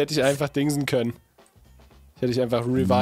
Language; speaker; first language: German; native; German